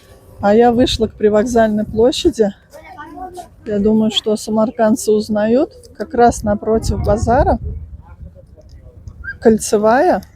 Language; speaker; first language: Russian; native; Russian